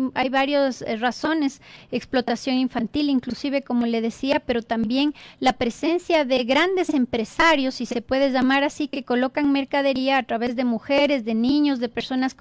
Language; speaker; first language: Spanish; native; Spanish